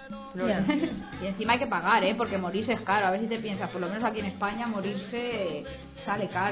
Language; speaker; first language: Spanish; native; Spanish